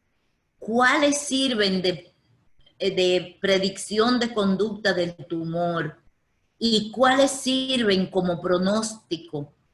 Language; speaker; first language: Spanish; native; Spanish